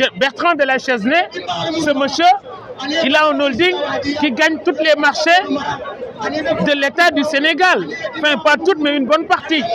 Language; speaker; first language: French; non-native, local second language; Wolof